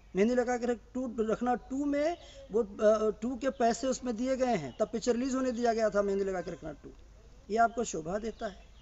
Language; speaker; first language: Hindi; native; Hindi